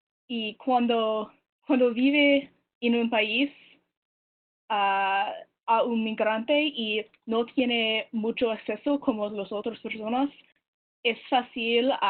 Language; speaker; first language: Spanish; non-native, learner; English